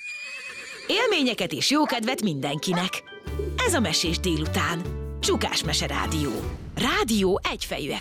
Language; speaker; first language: Hungarian; native; Hungarian